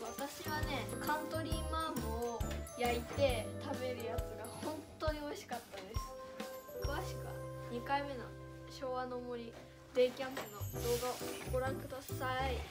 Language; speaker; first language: Japanese; native; Japanese